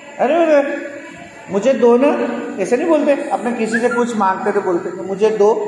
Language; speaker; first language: Hindi; non-native, local second language; Gujarati